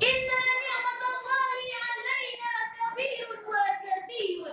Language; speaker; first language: Arabic; non-native, learner; Indonesian